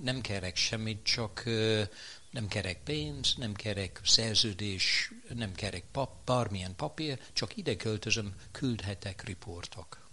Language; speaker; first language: Hungarian; non-native, fluent; English